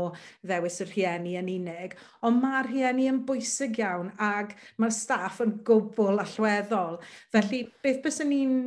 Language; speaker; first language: Welsh; native; Welsh